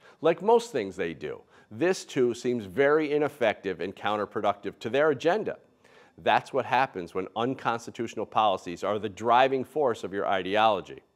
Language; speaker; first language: English; native; English